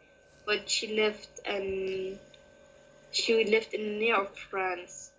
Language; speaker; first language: English; non-native, learner; Kurdish